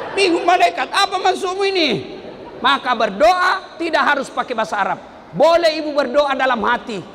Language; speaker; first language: Indonesian; non-native, local second language; Buginese